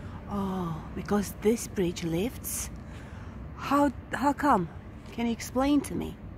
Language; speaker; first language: English; non-native, fluent; Romanian